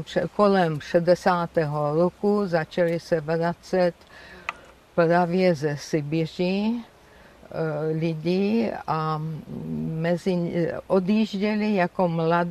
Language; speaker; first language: Czech; non-native, fluent; Georgian